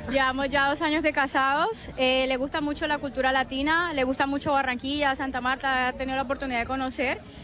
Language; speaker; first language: Spanish; native; Spanish